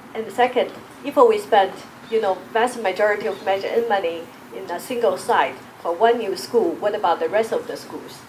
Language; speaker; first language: English; non-native, fluent; Chinese